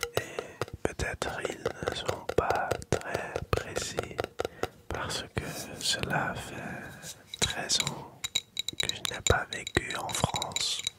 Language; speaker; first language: French; non-native, local second language; Dutch